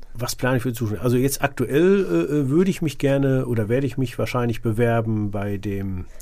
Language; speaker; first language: German; native; German